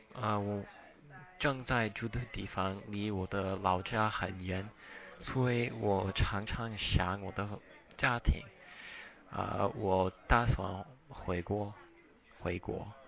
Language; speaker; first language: Chinese; non-native, fluent; English